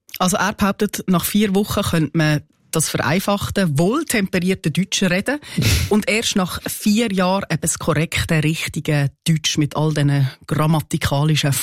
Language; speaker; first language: German; native; German